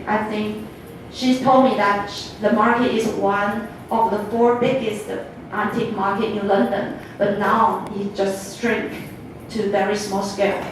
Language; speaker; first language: English; non-native, fluent; Chinese